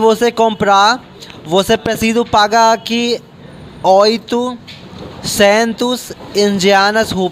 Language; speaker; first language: Portuguese; non-native, learner; Hindi